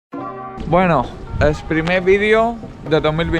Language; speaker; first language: Spanish; non-native, local second language; Catalan